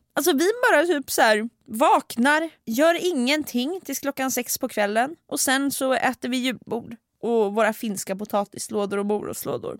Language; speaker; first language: Swedish; early bilingual, other home language; Finnish